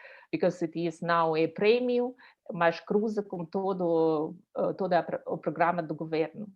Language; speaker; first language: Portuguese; non-native, fluent; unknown